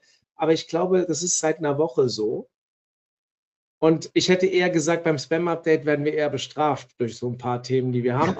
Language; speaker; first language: German; native; German